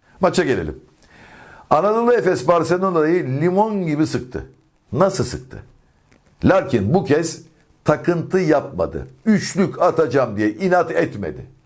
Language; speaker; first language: Turkish; native; Turkish